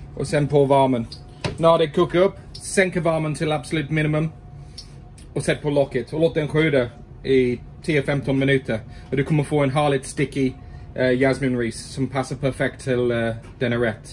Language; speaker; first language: Swedish; non-native, fluent; English